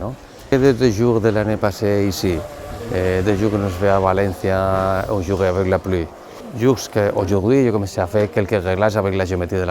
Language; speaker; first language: French; non-native, learner; Spanish